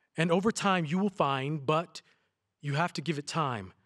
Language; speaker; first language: English; native; English